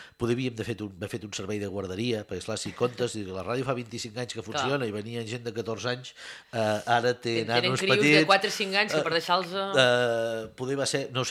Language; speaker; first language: Catalan; native; Catalan